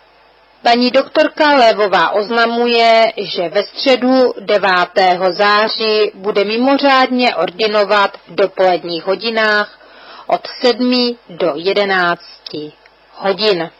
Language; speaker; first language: Czech; native; Czech